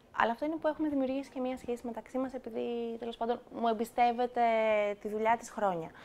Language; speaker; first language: Greek; native; Greek